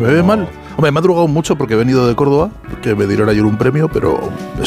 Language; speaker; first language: Spanish; native; Spanish